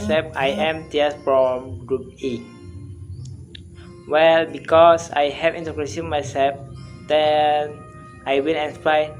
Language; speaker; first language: English; non-native, learner; Indonesian